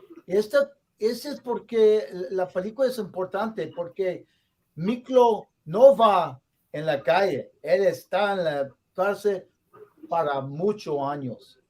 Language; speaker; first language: Spanish; non-native, learner; English